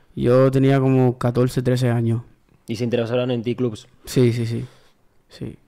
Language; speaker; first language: Spanish; early bilingual, heritage; Spanish